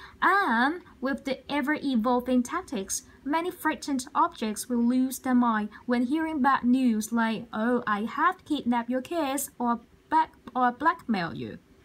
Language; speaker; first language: English; non-native, local second language; Cantonese